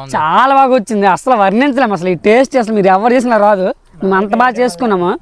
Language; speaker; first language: Telugu; non-native, local second language; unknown